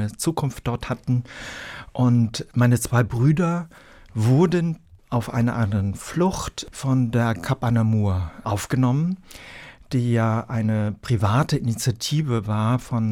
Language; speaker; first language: German; early bilingual, other home language; Vietnamese